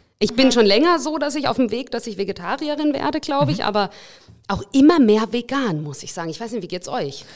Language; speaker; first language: German; early bilingual, other home language; Russian